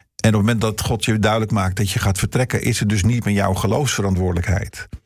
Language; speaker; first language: Dutch; early bilingual, heritage; Dutch